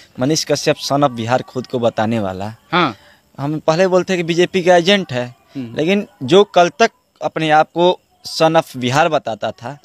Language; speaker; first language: Hindi; native; Hindi